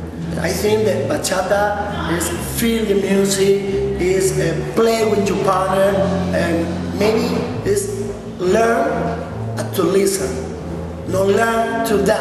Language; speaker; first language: English; non-native, local second language; Spanish